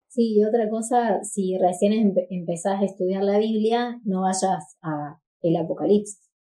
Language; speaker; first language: Spanish; native; Spanish